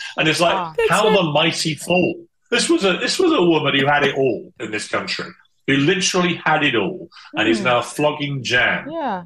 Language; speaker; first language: English; native; English